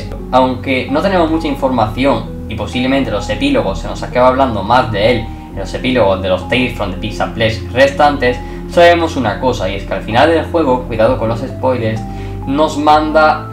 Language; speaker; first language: Spanish; native; Spanish